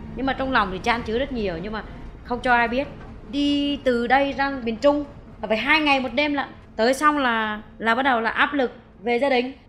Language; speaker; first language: Vietnamese; native; Vietnamese